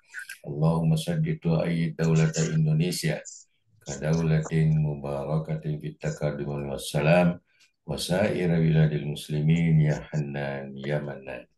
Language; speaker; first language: Arabic; non-native, fluent; Indonesian